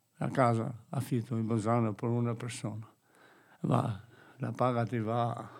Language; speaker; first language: Italian; non-native, learner; Albanian